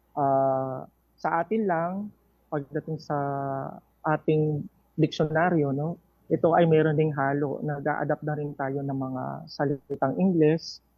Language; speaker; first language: Filipino; non-native, local second language; Pampanga